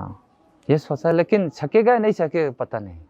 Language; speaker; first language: Hindi; non-native, local second language; Manipuri